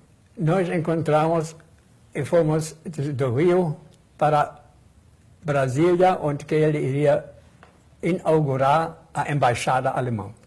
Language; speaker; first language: Portuguese; non-native, fluent; German